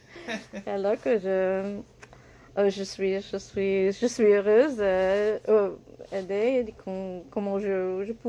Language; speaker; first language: French; non-native, learner; English